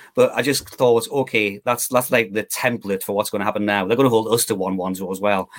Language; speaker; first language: English; native; English